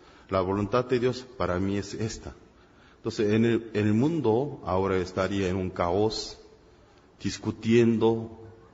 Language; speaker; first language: Spanish; non-native, fluent; Korean